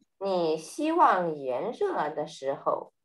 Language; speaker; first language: Chinese; early bilingual, heritage; Chinese